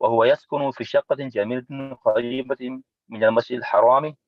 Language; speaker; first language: Arabic; non-native, learner; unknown